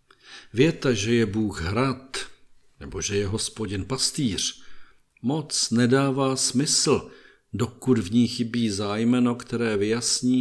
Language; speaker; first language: Czech; native; Czech